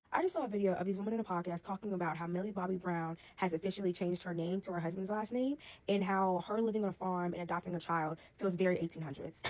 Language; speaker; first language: English; native; English